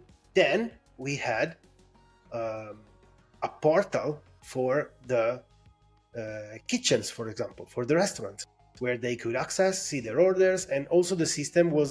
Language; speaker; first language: English; non-native, fluent; Italian